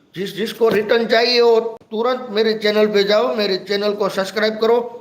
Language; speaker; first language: Hindi; non-native, local second language; Gujarati